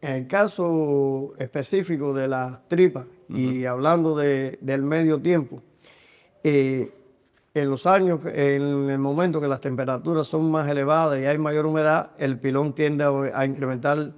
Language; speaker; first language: Spanish; native; Spanish